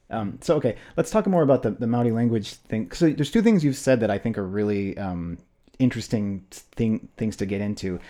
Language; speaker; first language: English; native; English